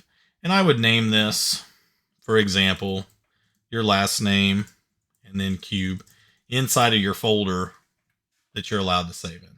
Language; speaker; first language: English; native; English